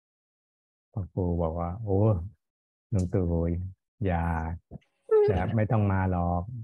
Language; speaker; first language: Thai; native; Thai